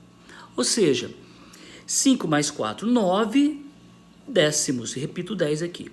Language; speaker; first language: Portuguese; native; Portuguese